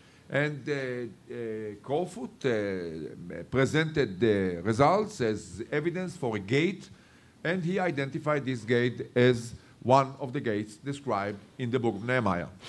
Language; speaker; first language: English; non-native, fluent; Hebrew